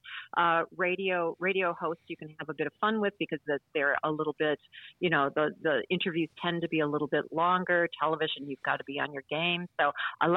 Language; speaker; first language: English; native; English